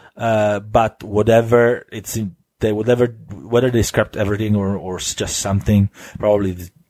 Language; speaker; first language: English; non-native, fluent; Italian